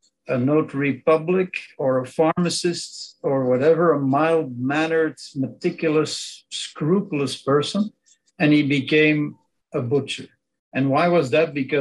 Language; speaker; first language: English; non-native, fluent; Dutch